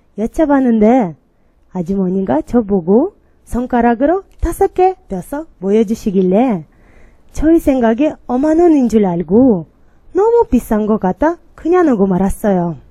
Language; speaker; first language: Korean; non-native, learner; Kyrgyz